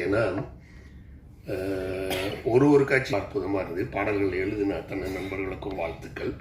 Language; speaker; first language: Tamil; native; Tamil